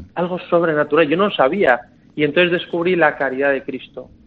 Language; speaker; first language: Spanish; native; Spanish